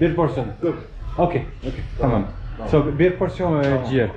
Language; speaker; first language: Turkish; non-native, learner; French